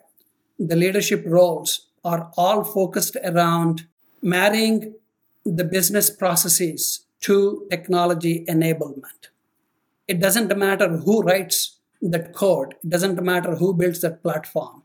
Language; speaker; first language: English; non-native, local second language; Telugu